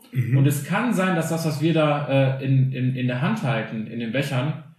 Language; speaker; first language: German; early bilingual, other home language; Albanian